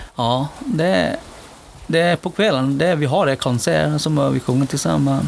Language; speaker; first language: Swedish; non-native, learner; S'gaw Karen